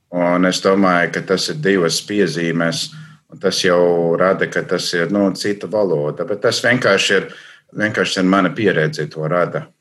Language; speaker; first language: Latvian; non-native, fluent; English